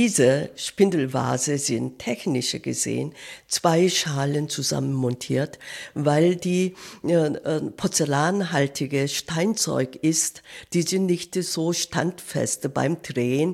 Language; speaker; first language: German; non-native, fluent; Korean